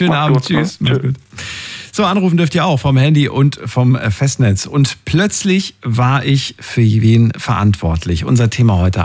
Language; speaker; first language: German; native; German